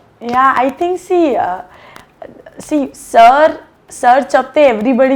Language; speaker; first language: Telugu; non-native, learner; Gujarati